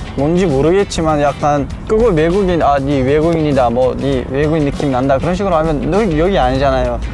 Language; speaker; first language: Korean; non-native, fluent; Uzbek